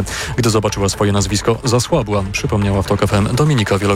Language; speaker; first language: Polish; native; Polish